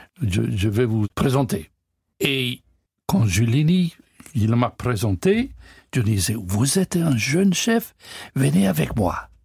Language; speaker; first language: French; non-native, learner; English